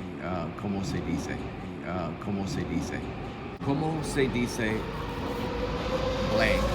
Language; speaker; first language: Spanish; non-native, learner; English